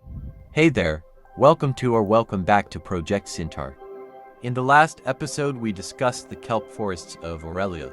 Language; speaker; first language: English; native; English